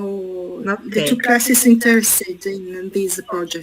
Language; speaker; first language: English; non-native, learner; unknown